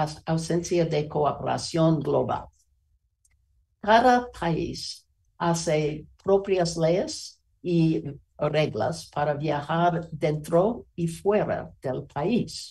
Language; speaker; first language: Spanish; non-native, learner; English